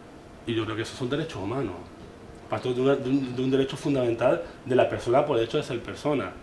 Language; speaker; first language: Spanish; native; Spanish